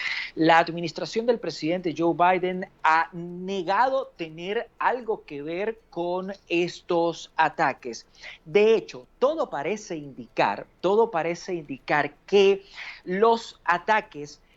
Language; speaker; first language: Spanish; native; Spanish